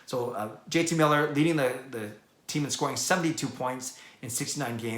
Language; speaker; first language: English; native; English